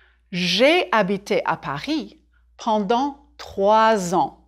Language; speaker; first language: French; non-native, fluent; English